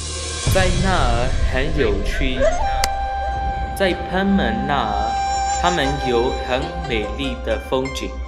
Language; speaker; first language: Chinese; non-native, learner; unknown